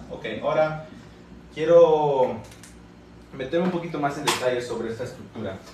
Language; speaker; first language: Spanish; early bilingual, heritage; Spanish